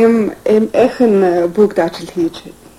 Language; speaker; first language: Mongolian; non-native, fluent; English